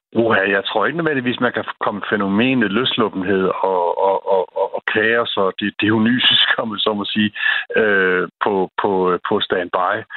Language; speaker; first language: Danish; native; Danish